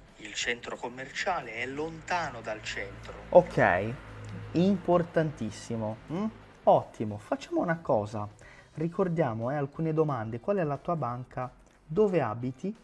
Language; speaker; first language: Italian; non-native, fluent; Portuguese